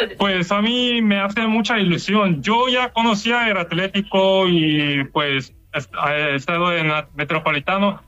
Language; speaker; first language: Spanish; non-native, learner; Korean